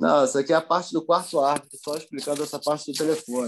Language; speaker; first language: Portuguese; native; Portuguese